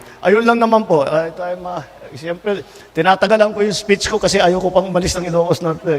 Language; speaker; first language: Filipino; native; Filipino